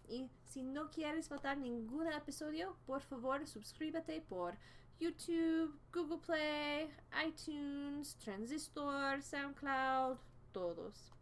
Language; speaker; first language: Spanish; non-native, fluent; English